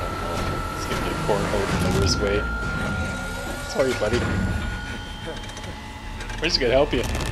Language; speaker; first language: English; native; English